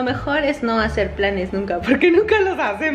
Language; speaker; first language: Spanish; native; Spanish